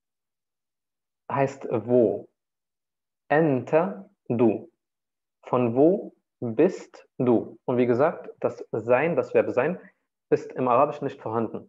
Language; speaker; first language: German; early bilingual, other home language; Turkish